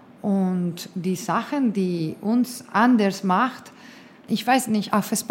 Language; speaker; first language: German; non-native, fluent; Spanish